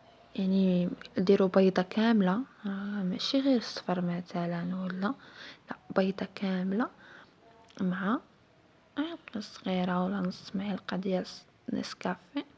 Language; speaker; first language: Arabic; native; Arabic